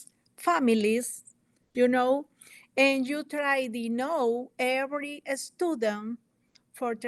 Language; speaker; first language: English; non-native, learner; Spanish